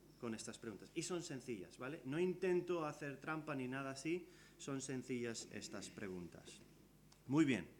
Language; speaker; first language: Spanish; early bilingual, other home language; English